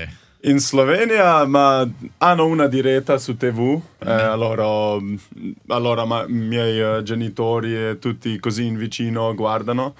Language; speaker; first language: Italian; non-native, learner; Slovenian